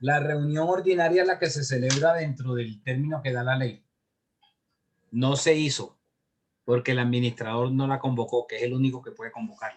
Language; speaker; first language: Spanish; native; Spanish